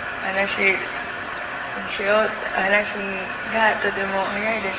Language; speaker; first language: Japanese; non-native, learner; Cebuano